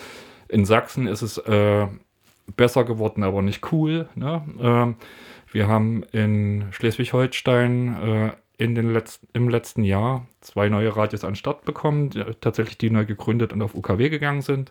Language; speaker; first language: German; native; German